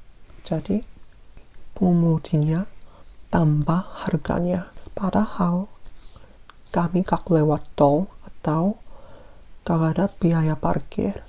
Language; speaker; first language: Indonesian; non-native, fluent; Korean